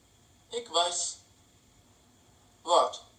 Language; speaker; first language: German; non-native, learner; English